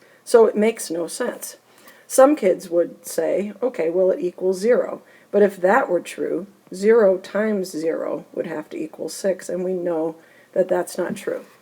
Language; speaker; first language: English; native; English